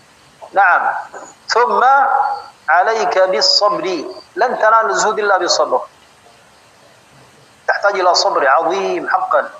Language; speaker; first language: Arabic; non-native, fluent; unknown